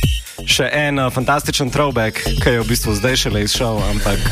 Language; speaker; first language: Slovenian; native; Slovenian